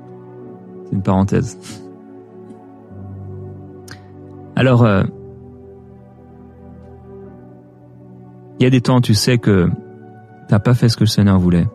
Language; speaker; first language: French; native; French